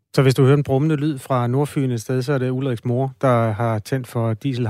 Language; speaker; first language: Danish; native; Danish